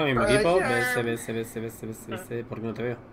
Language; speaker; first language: Spanish; native; Spanish